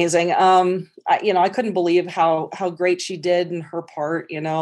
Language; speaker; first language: English; native; English